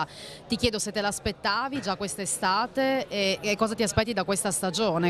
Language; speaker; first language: Italian; native; Italian